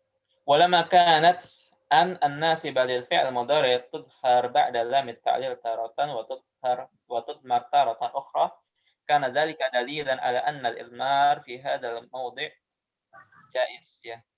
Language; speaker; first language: Arabic; non-native, fluent; Indonesian